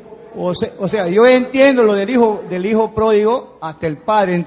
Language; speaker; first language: Spanish; native; Spanish